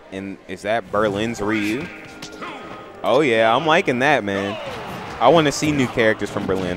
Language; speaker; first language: English; native; English